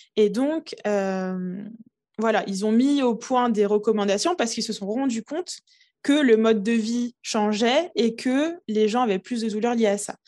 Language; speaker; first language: French; early bilingual, other home language; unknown